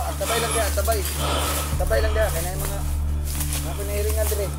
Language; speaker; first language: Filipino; non-native, local second language; Cebuano